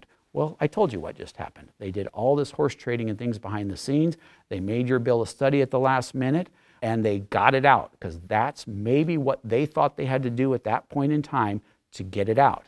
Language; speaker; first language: English; native; English